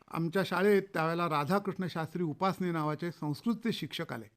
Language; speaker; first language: Marathi; native; Marathi